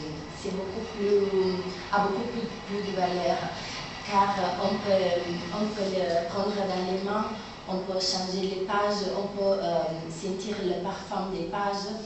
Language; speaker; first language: French; non-native, learner; Italian